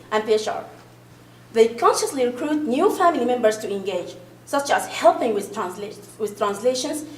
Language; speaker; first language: English; non-native, fluent; Arabic